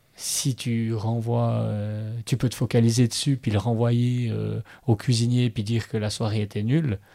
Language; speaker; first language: French; native; French